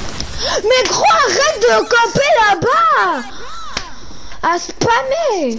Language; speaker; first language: French; native; French